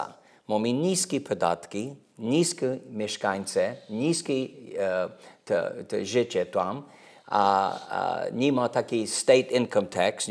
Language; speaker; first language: Polish; early bilingual, heritage; English